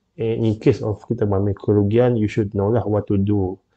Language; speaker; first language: English; non-native, local second language; Malay